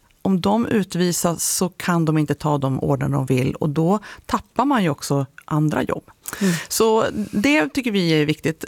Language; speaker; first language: Swedish; native; Swedish